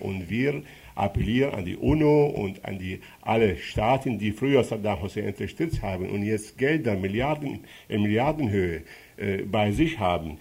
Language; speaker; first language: German; non-native, fluent; Arabic